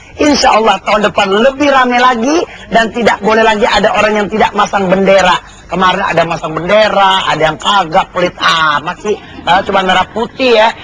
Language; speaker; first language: Indonesian; native; Indonesian